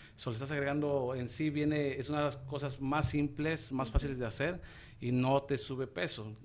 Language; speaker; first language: Spanish; native; Spanish